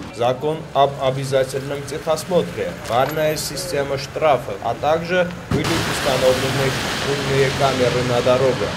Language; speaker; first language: Russian; non-native, local second language; Georgian